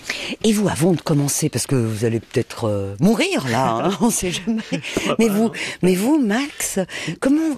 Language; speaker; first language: French; native; French